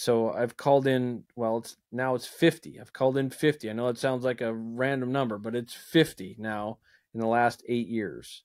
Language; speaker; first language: English; native; English